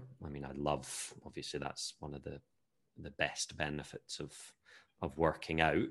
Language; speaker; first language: English; native; English